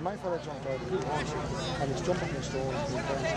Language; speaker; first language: English; native; English